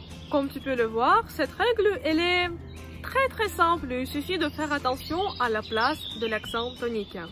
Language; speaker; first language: French; non-native, fluent; Russian